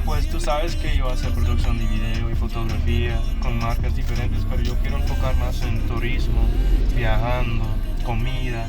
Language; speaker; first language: Spanish; non-native, learner; English